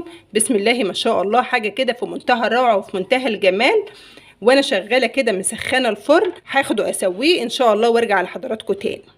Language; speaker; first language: Arabic; native; Arabic